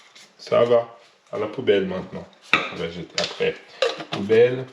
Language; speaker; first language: French; non-native, learner; Portuguese